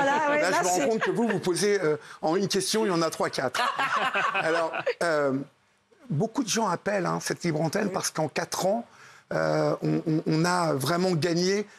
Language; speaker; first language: French; native; French